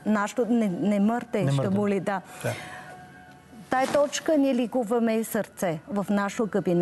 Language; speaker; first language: Bulgarian; non-native, learner; Chinese